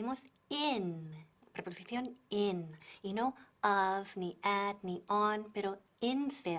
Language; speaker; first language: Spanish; non-native, fluent; English